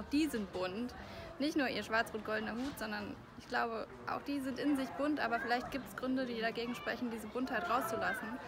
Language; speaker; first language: German; native; German